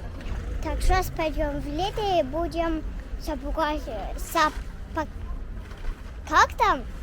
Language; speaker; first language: Russian; early bilingual, heritage; Russian